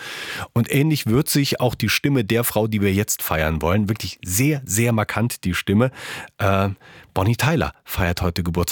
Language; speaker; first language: German; native; German